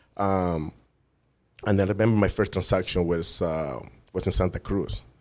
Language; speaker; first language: English; non-native, fluent; Spanish